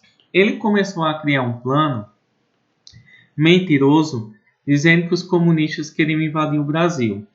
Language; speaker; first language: Portuguese; native; Portuguese